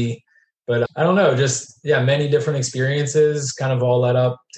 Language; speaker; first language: English; native; English